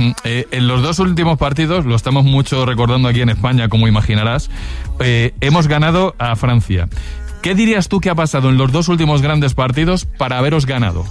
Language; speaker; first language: Spanish; native; Spanish